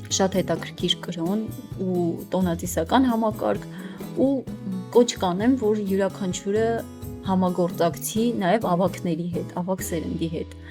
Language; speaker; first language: Armenian; non-native, local second language; Kurdish